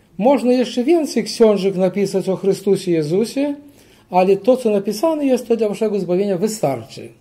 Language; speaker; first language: Polish; early bilingual, heritage; Polish